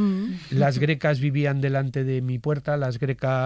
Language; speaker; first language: Spanish; native; Spanish